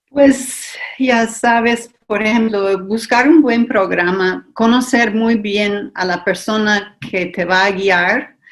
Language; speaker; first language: Spanish; non-native, fluent; English